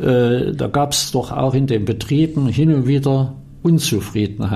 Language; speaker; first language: German; native; German